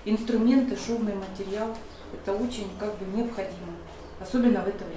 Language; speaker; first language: Russian; native; Russian